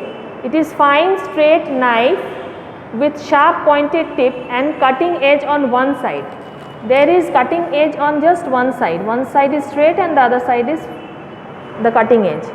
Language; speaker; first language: English; non-native, local second language; Bangla